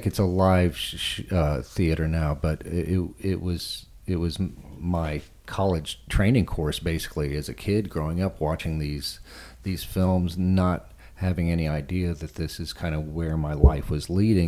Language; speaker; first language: English; native; English